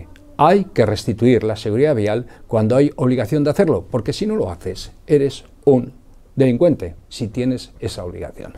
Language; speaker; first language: Spanish; native; Spanish